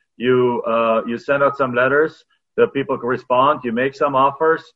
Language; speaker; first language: English; non-native, fluent; German